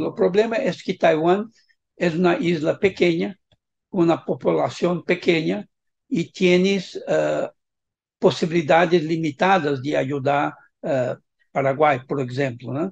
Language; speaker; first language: Spanish; non-native, fluent; Portuguese